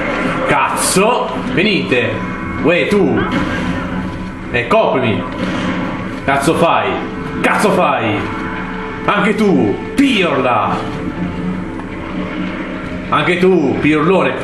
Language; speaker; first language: Italian; native; Italian